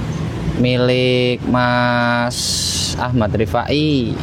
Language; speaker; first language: Indonesian; native; Indonesian